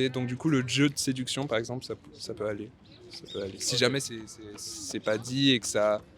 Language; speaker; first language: French; native; French